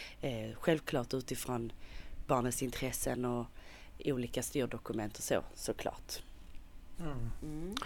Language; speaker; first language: Swedish; native; Swedish